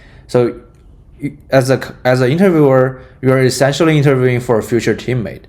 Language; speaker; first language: English; non-native, fluent; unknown